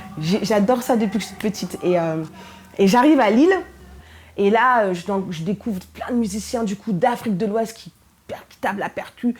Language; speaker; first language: French; early bilingual, other home language; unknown